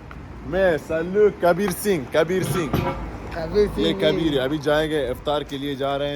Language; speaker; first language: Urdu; non-native, learner; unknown